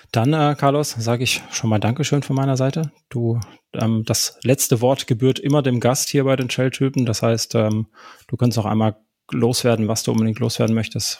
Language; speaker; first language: German; native; German